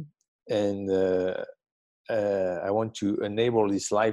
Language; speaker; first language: English; non-native, fluent; French